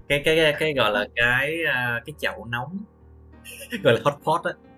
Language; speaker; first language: Vietnamese; native; Vietnamese